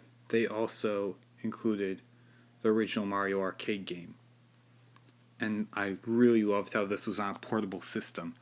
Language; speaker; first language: English; native; English